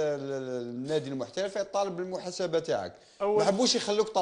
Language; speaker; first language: Arabic; native; Arabic